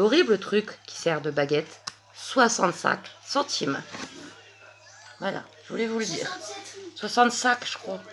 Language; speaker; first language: French; native; French